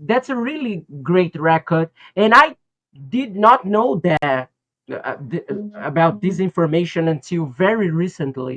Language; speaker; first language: English; non-native, fluent; Portuguese